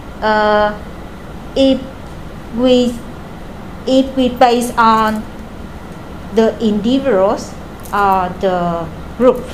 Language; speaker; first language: English; non-native, learner; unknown